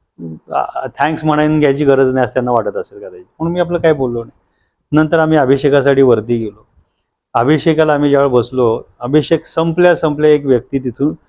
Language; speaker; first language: Marathi; native; Marathi